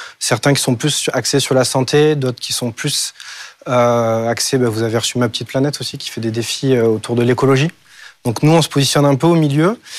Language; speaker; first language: French; native; French